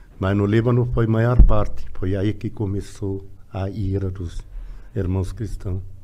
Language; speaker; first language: Portuguese; non-native, fluent; Arabic